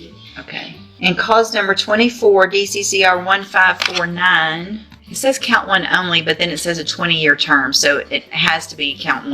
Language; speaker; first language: English; native; English